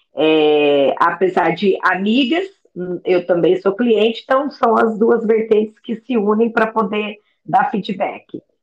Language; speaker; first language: Portuguese; native; Portuguese